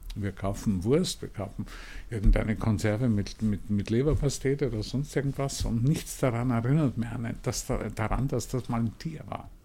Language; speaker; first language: German; native; German